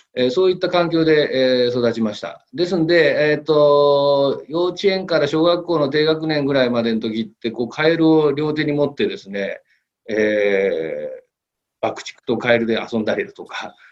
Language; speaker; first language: Japanese; native; Japanese